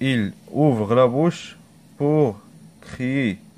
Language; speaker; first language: French; non-native, local second language; Arabic